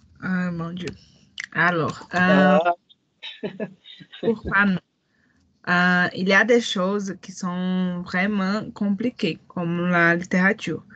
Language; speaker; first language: French; non-native, learner; Portuguese